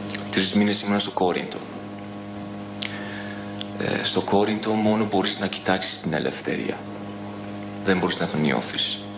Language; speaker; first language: Greek; non-native, learner; Persian